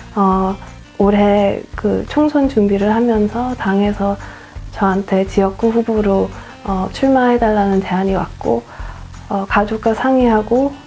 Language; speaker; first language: Korean; early bilingual, other home language; English